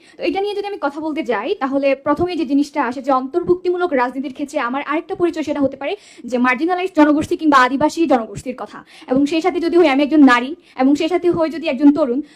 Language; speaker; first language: Bangla; non-native, local second language; Chakma